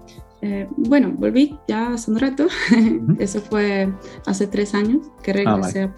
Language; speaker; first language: Spanish; non-native, fluent; Polish